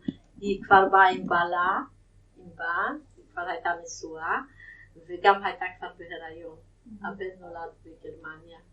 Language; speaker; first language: Hebrew; non-native, fluent; Yiddish